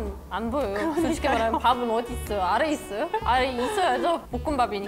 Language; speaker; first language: Korean; non-native, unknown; German